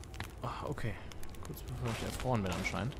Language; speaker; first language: German; native; German